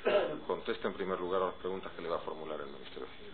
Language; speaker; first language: Spanish; native; Spanish